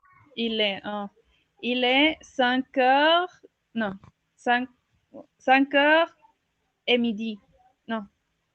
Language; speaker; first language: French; non-native, learner; Spanish